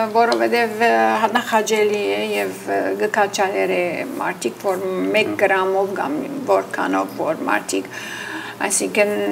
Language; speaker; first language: Armenian; native; Armenian